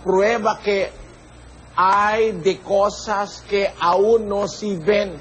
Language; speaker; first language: Spanish; non-native, learner; Filipino